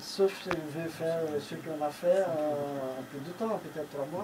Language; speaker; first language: French; non-native, fluent; Portuguese